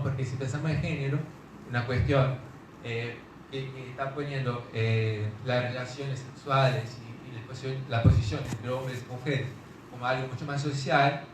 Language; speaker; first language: Spanish; non-native, fluent; Portuguese